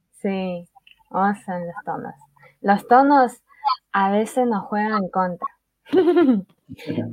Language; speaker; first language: Spanish; early bilingual, other home language; Chinese